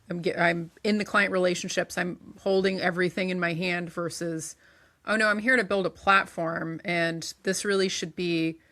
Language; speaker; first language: English; native; English